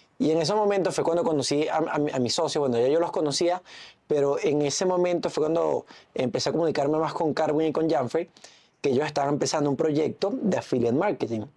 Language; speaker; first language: Spanish; native; Spanish